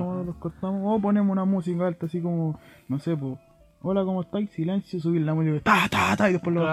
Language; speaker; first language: Spanish; native; Spanish